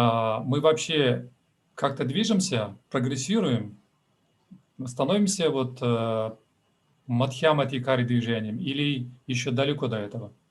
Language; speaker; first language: Russian; native; Russian